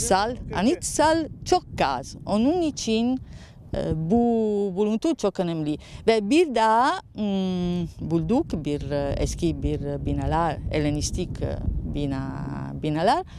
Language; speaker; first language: Turkish; non-native, learner; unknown